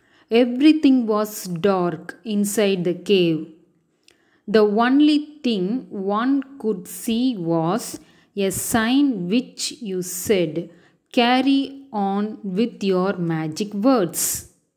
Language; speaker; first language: English; non-native, local second language; Tamil